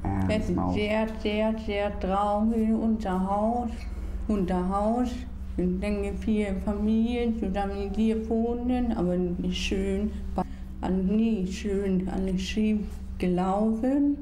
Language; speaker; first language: German; non-native, learner; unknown